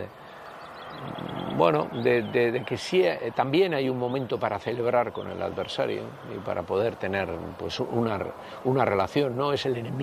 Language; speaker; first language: Spanish; native; Spanish